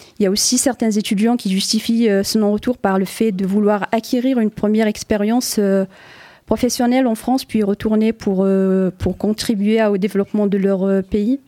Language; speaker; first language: French; non-native, local second language; Arabic